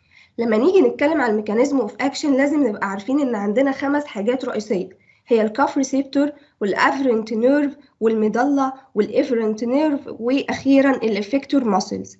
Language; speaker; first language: Arabic; native; Arabic